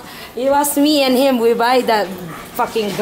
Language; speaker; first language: English; non-native, local second language; Filipino